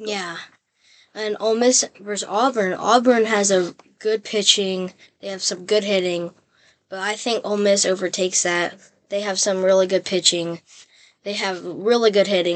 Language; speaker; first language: English; native; English